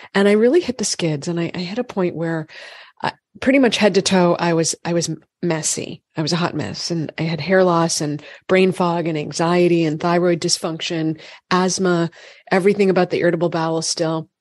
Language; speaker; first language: English; native; English